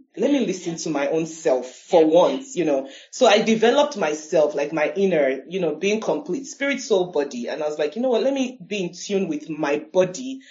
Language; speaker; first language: English; non-native, local second language; Igbo